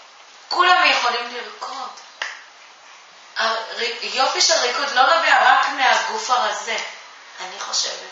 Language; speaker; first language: Hebrew; non-native, fluent; Japanese